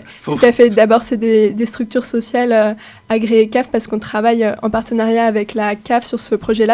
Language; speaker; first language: French; native; French